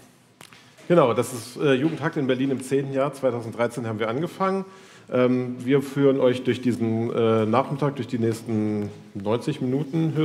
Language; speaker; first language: German; native; German